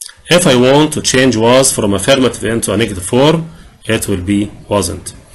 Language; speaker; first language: English; non-native, fluent; Arabic